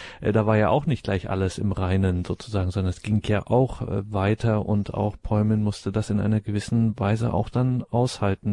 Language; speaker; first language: German; native; German